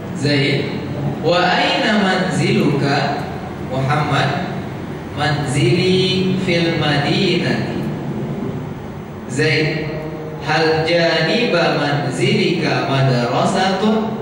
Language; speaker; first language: Arabic; non-native, fluent; Indonesian